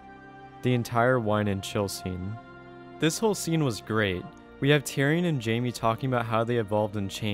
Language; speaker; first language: English; native; English